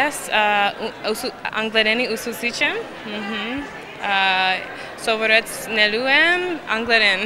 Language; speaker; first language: Armenian; non-native, learner; English